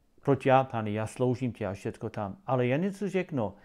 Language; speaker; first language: Czech; non-native, learner; English